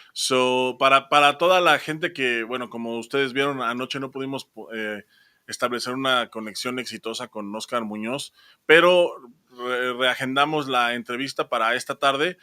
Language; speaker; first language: Spanish; native; Spanish